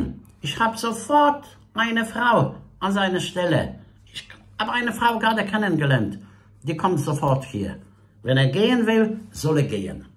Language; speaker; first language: German; non-native, fluent; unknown